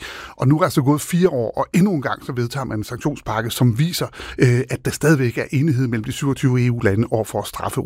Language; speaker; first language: Danish; native; Danish